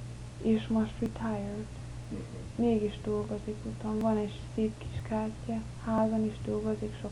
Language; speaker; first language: Hungarian; early bilingual, heritage; English